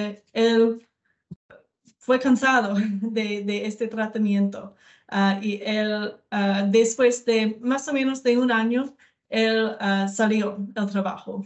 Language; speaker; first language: Spanish; non-native, learner; English